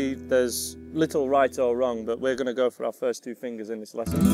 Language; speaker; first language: English; native; English